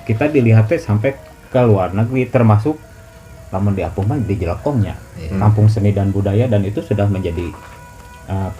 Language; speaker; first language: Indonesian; non-native, local second language; Sundanese